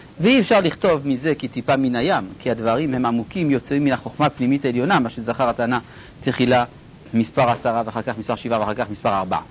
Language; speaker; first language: Hebrew; non-native, fluent; French